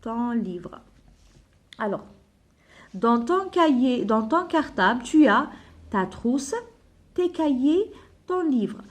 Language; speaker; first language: French; non-native, local second language; Arabic